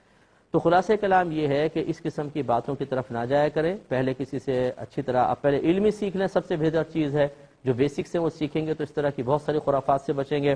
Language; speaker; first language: Urdu; native; Urdu